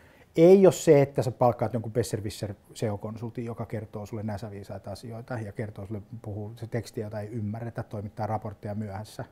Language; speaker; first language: Finnish; native; Finnish